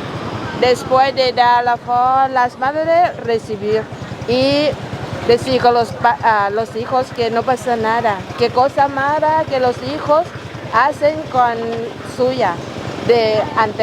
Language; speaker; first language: Spanish; non-native, learner; Thai